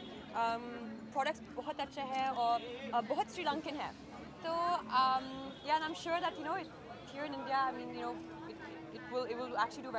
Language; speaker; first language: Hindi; non-native, learner; English